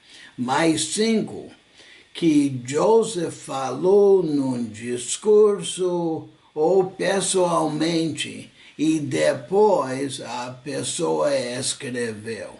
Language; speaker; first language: Portuguese; non-native, fluent; English